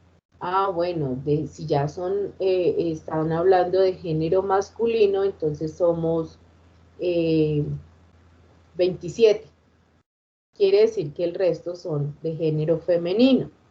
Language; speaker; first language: Spanish; native; Spanish